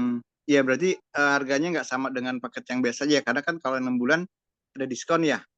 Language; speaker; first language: Indonesian; native; Indonesian